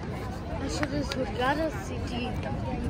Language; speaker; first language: German; non-native, learner; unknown